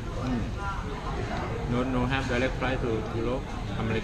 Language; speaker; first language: English; non-native, learner; Thai